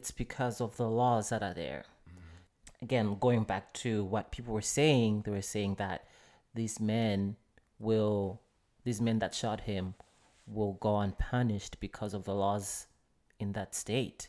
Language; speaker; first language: English; non-native, local second language; Nyanja